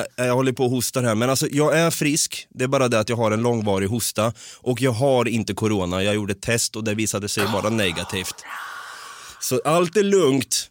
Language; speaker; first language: Swedish; native; Swedish